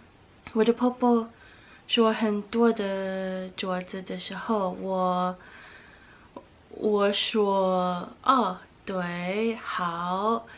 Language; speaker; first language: Chinese; non-native, learner; English